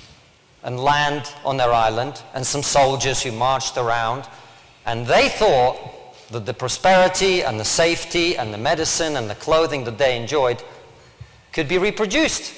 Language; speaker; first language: English; early bilingual, other home language; Russian